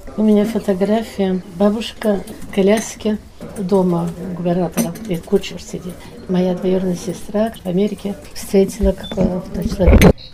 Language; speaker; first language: Russian; early bilingual, heritage; Russian